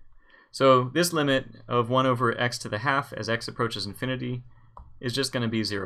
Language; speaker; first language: English; native; English